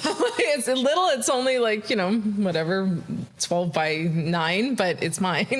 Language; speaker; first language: English; native; English